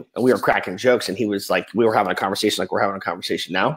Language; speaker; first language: English; native; English